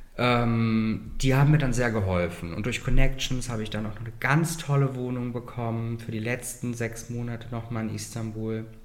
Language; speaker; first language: German; native; German